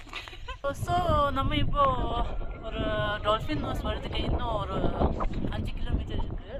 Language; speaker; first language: Tamil; non-native, local second language; Tibetan